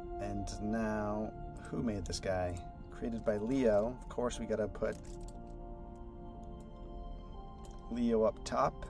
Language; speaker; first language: English; native; English